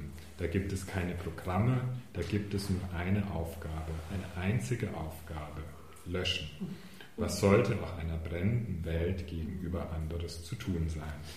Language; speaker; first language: German; native; German